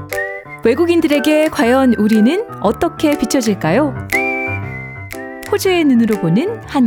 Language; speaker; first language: Korean; native; Korean